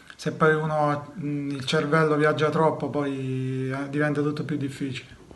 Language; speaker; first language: Italian; native; Italian